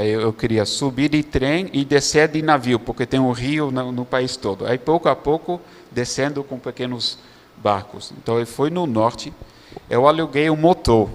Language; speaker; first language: Portuguese; non-native, fluent; Dutch